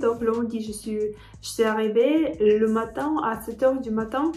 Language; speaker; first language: French; non-native, fluent; Ukrainian